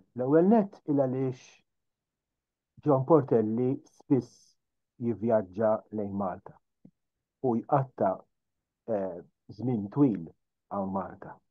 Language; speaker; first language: Maltese; native; Maltese